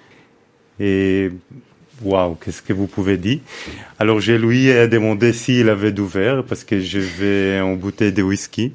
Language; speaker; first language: French; non-native, fluent; Hebrew